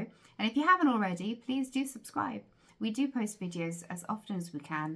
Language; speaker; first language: English; native; English